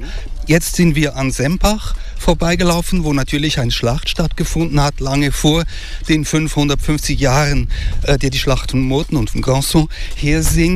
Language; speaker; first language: German; native; German